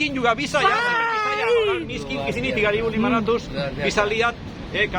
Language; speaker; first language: Indonesian; non-native, fluent; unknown